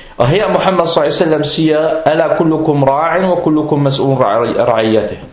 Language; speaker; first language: Danish; non-native, fluent; Arabic